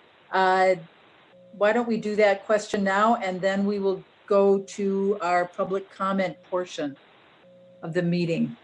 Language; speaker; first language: English; native; English